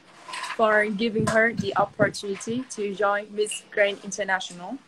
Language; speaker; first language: English; non-native, fluent; Vietnamese